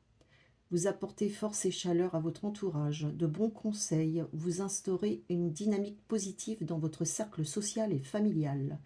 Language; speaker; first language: French; native; French